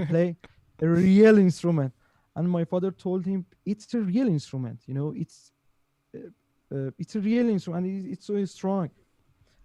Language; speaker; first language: English; non-native, learner; Persian